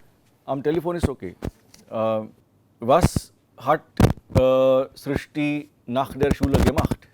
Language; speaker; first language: German; non-native, fluent; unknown